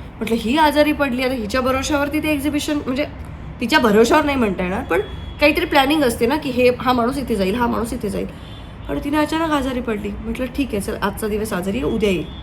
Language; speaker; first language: Marathi; native; Marathi